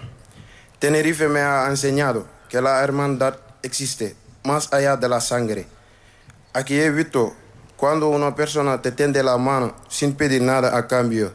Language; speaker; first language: Spanish; non-native, learner; Wolof